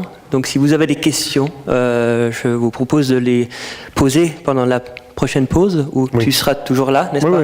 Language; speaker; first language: French; non-native, fluent; Danish